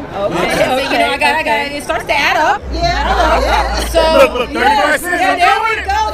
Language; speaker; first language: English; native; English